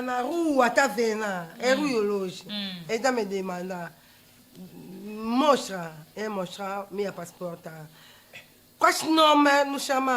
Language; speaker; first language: Portuguese; non-native, learner; Lingala